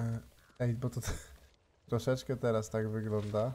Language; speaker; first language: Polish; native; Polish